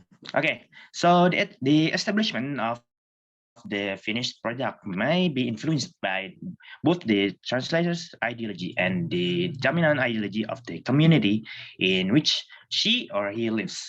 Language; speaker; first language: English; non-native, fluent; Indonesian